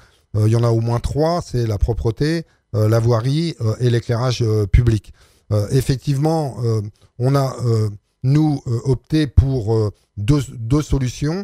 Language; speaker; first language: French; native; French